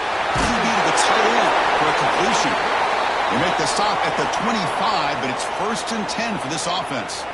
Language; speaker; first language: English; native; English